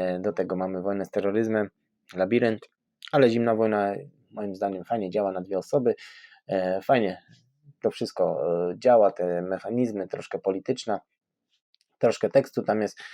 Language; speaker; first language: Polish; native; Polish